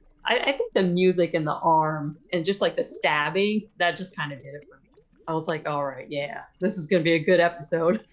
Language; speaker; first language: English; native; English